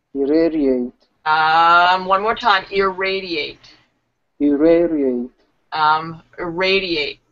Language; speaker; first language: English; native; English